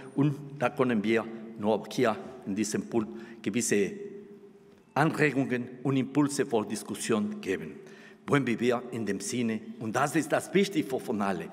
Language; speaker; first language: German; non-native, fluent; Spanish